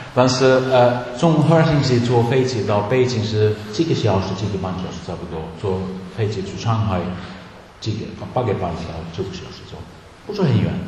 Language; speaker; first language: Chinese; non-native, learner; Finnish